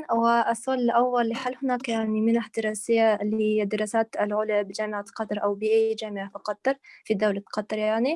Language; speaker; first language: Arabic; non-native, fluent; Russian